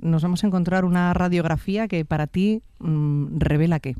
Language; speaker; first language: Spanish; native; Spanish